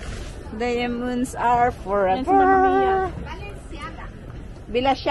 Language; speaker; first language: English; non-native, learner; Filipino